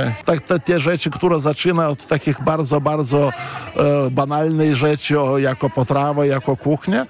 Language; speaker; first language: Polish; non-native, fluent; Lithuanian